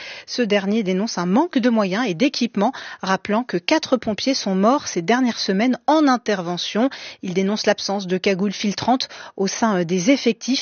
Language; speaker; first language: French; native; French